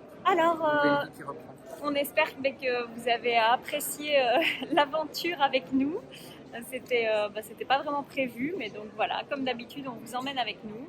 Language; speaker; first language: French; native; French